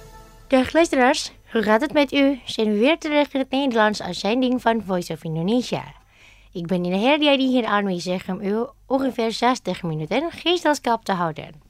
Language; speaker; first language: Dutch; non-native, fluent; Indonesian